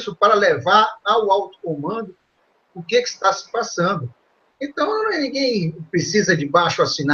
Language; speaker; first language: Portuguese; native; Portuguese